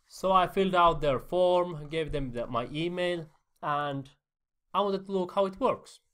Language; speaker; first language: English; non-native, fluent; Finnish